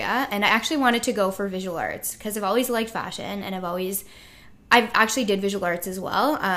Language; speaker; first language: English; native; English